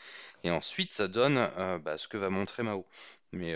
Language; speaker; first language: French; native; French